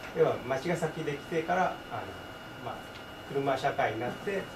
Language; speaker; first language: Japanese; native; Japanese